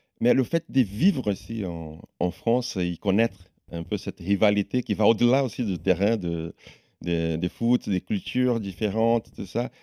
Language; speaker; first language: French; non-native, fluent; Portuguese